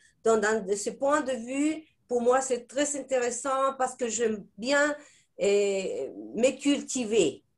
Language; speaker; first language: French; non-native, fluent; Spanish